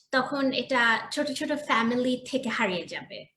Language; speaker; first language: Bangla; early bilingual, heritage; Bangla